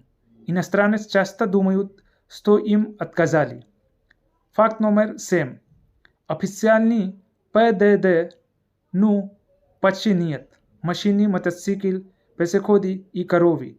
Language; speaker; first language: Russian; non-native, learner; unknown